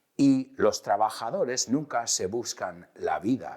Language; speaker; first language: Spanish; non-native, fluent; English